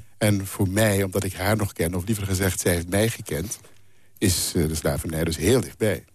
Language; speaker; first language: Dutch; non-native, local second language; Papiamento